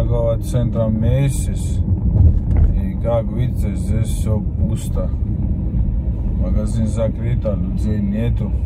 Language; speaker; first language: Russian; non-native, fluent; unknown